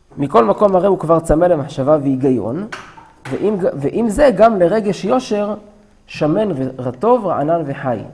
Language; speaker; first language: Hebrew; native; Hebrew